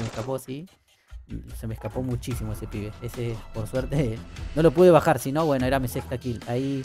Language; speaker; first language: Spanish; native; Spanish